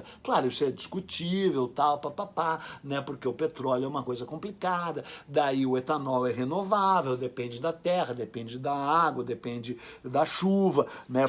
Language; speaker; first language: Portuguese; native; Portuguese